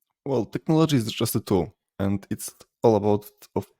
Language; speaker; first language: English; non-native, fluent; Polish